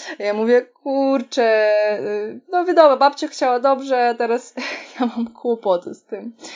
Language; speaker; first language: Polish; non-native, fluent; Russian